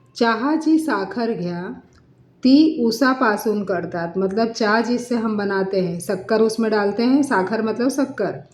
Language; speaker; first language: Hindi; non-native, local second language; Marathi